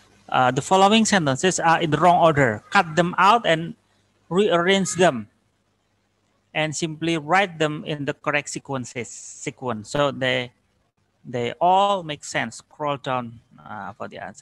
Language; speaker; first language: English; non-native, fluent; Indonesian